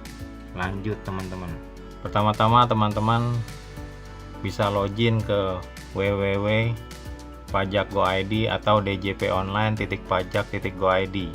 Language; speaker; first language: Indonesian; native; Indonesian